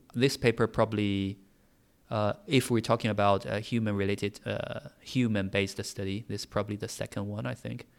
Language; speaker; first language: English; non-native, fluent; Chinese